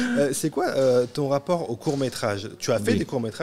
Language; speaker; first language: French; native; French